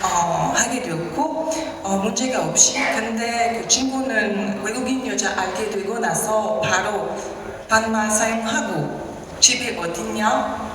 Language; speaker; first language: Korean; non-native, learner; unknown